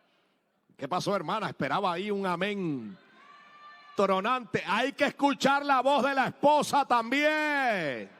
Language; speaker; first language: Spanish; native; Spanish